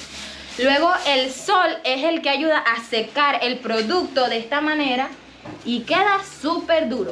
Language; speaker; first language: Spanish; native; Spanish